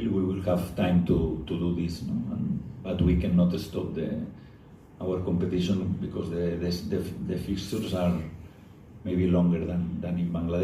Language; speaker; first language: English; non-native, fluent; Spanish